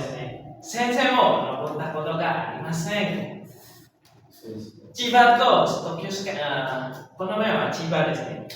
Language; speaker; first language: Japanese; non-native, fluent; Indonesian